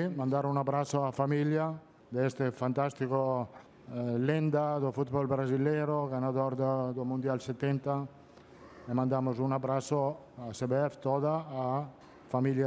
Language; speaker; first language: Portuguese; non-native, learner; Italian